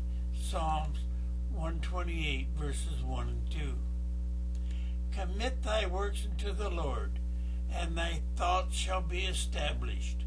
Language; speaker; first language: English; native; English